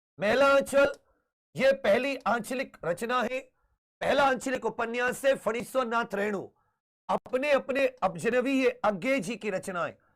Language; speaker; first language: Hindi; native; Hindi